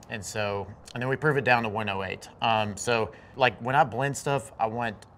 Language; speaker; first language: English; native; English